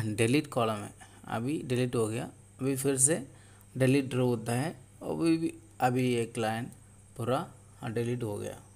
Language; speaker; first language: Hindi; non-native, local second language; Tamil